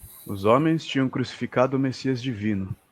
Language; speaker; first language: Portuguese; native; Portuguese